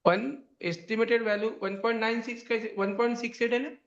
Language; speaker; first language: Hindi; non-native, local second language; Marathi